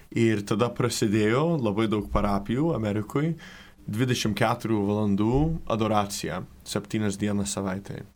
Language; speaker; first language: Lithuanian; early bilingual, heritage; Lithuanian